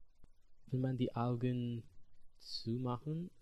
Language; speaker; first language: German; non-native, learner; English